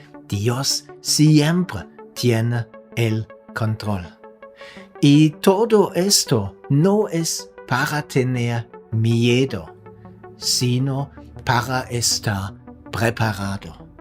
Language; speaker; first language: Spanish; non-native, fluent; German